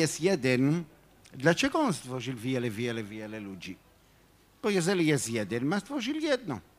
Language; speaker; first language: Polish; non-native, fluent; Hebrew